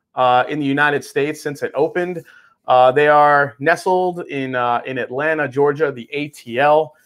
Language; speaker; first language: English; native; English